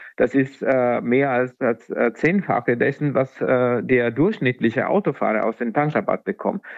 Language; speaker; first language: German; native; German